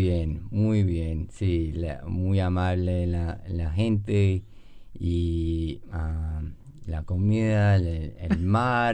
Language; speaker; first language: Spanish; non-native, fluent; English